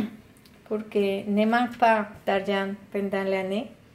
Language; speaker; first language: French; non-native, learner; Spanish